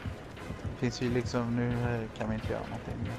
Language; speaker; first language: Swedish; native; Swedish